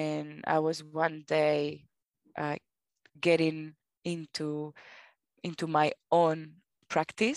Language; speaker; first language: English; non-native, fluent; Spanish